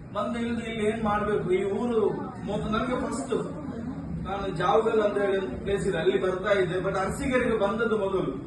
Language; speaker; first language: Kannada; non-native, local second language; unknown